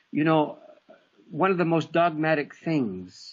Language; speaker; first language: English; native; English